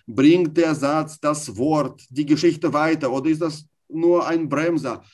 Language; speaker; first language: German; non-native, fluent; Russian